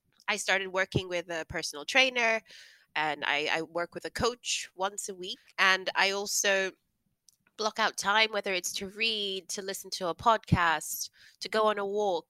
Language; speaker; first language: English; non-native, local second language; Yoruba